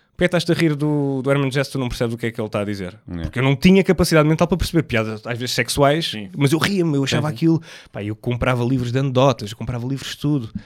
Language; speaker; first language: Portuguese; native; Portuguese